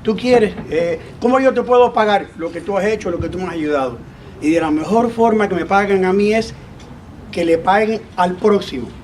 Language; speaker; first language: Spanish; early bilingual, other home language; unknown